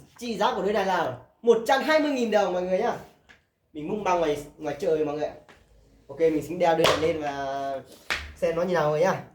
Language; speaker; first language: Vietnamese; non-native, local second language; Hmong